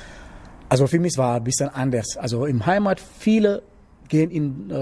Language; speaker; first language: German; non-native, learner; Wolof